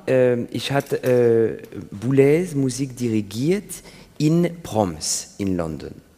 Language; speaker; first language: German; non-native, learner; French